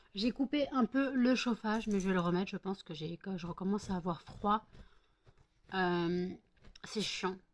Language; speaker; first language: French; native; French